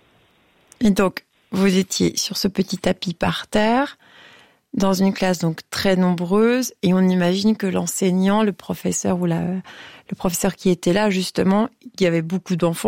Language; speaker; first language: French; native; French